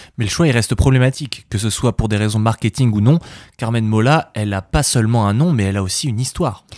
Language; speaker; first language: French; native; French